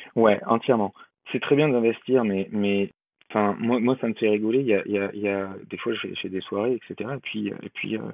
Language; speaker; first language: French; native; French